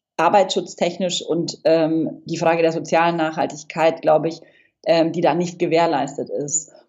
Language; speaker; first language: German; non-native, fluent; English